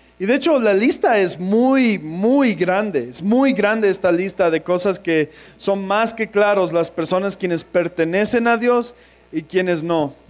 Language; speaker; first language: Spanish; non-native, fluent; English